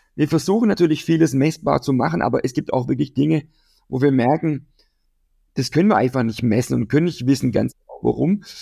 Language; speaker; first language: German; native; German